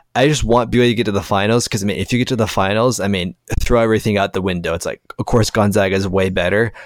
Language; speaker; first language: English; native; English